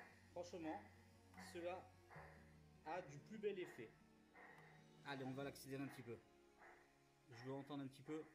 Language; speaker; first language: French; native; French